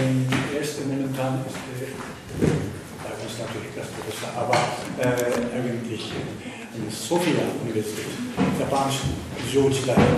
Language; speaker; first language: German; non-native, fluent; Japanese